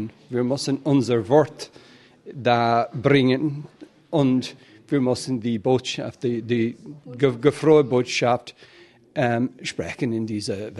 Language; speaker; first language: German; non-native, fluent; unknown